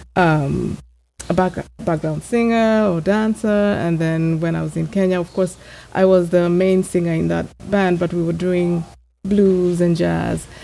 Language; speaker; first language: English; non-native, local second language; Gusii